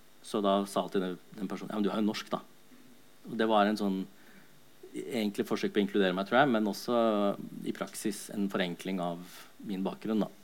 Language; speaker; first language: Norwegian; early bilingual, other home language; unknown